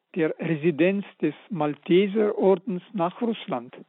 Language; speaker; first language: German; early bilingual, other home language; Russian